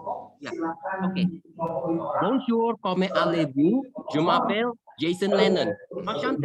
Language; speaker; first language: French; non-native, learner; Indonesian